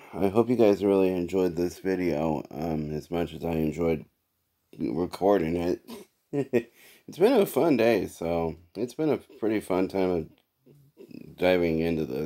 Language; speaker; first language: English; native; English